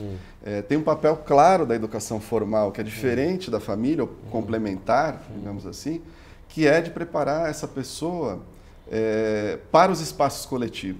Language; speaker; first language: Portuguese; native; Portuguese